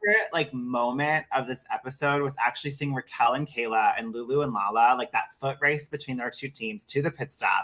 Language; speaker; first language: English; native; English